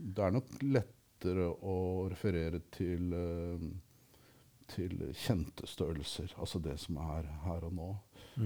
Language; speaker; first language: Norwegian; native; Norwegian